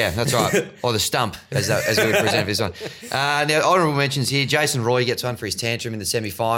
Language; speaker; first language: English; native; English